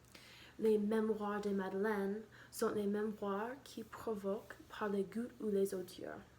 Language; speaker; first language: French; non-native, learner; English